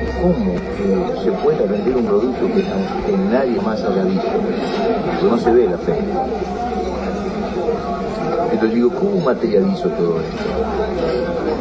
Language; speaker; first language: Spanish; non-native, fluent; Portuguese